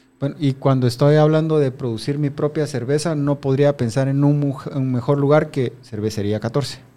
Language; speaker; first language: Spanish; native; Spanish